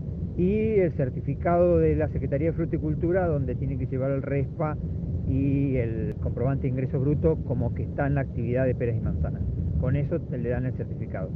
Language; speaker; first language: Spanish; native; Spanish